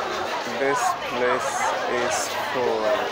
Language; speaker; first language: English; non-native, learner; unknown